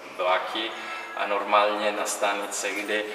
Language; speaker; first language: Czech; non-native, learner; Italian